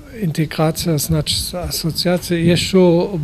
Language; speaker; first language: Russian; non-native, fluent; German